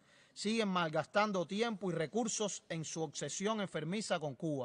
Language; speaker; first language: Spanish; native; Spanish